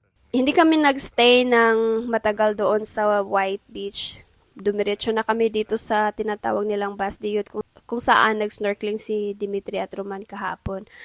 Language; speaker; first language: Filipino; non-native, local second language; Cebuano